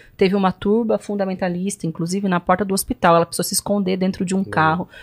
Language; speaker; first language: Portuguese; native; Portuguese